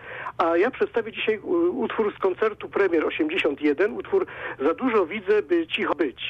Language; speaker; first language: Polish; native; Polish